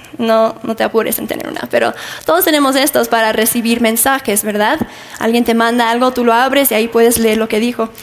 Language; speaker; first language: Spanish; non-native, fluent; English